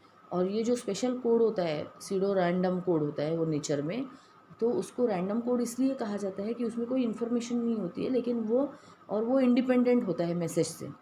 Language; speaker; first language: Hindi; non-native, local second language; Marathi